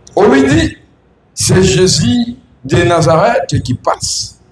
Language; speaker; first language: French; non-native, local second language; Swahili